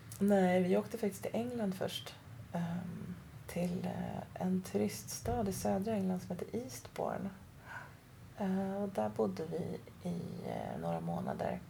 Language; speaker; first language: Swedish; early bilingual, other home language; Persian